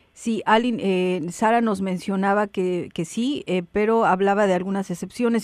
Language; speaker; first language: Spanish; native; Spanish